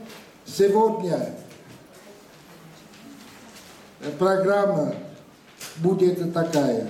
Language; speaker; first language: Russian; non-native, fluent; Vietnamese